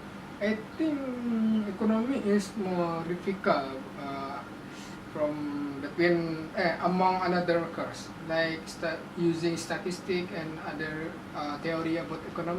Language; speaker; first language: English; non-native, learner; Indonesian